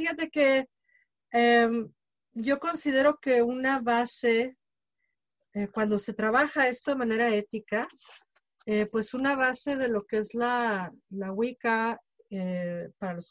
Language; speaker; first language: Spanish; native; Spanish